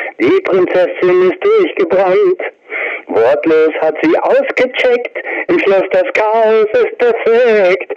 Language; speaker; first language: German; early bilingual, other home language; Italian